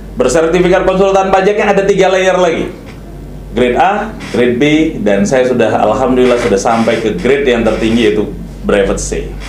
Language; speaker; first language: Indonesian; non-native, local second language; Minangkabau